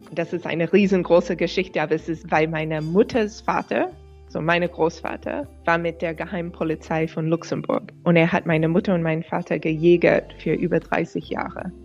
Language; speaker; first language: German; non-native, fluent; English